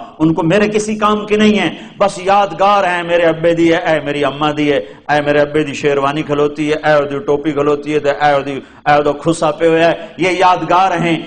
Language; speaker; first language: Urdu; non-native, local second language; Punjabi